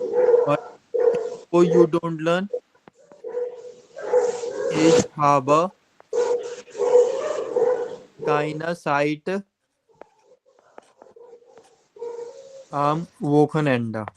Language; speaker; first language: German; non-native, fluent; Hindi